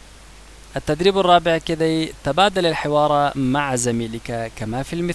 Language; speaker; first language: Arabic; non-native, fluent; Pashto